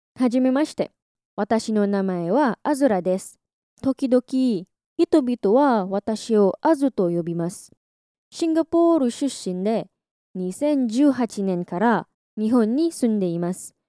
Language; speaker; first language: Japanese; non-native, learner; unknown